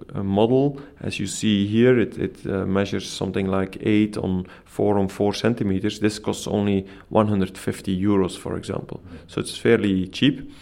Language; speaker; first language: English; non-native, fluent; Dutch